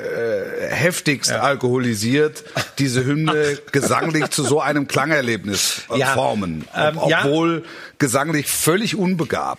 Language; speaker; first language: German; native; German